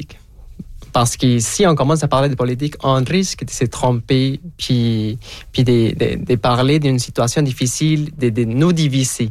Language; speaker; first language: French; non-native, fluent; Spanish